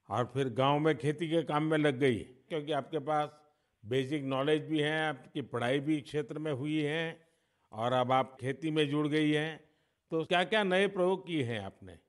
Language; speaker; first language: Hindi; non-native, local second language; Gujarati